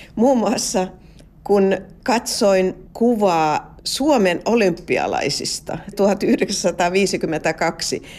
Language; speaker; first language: Finnish; non-native, local second language; Swedish